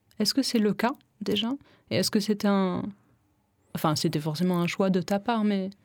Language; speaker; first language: French; non-native, fluent; German